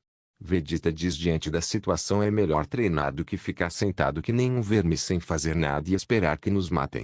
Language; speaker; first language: Portuguese; native; Portuguese